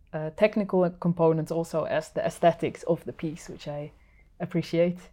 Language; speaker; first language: English; non-native, fluent; Dutch